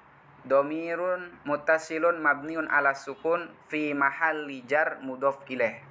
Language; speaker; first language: Arabic; non-native, fluent; Indonesian